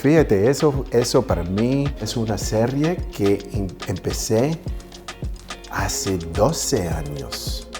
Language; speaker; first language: Spanish; early bilingual, heritage; Spanish